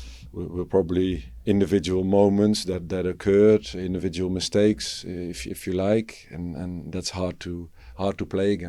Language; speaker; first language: English; non-native, fluent; Dutch